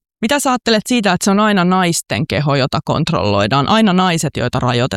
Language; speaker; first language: Finnish; native; Finnish